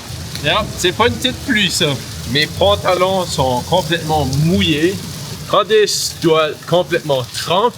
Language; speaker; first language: French; native; French